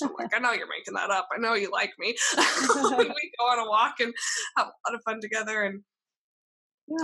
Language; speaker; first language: English; native; English